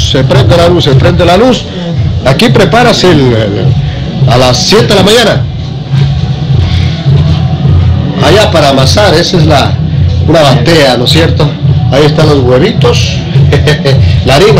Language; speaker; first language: Spanish; native; Spanish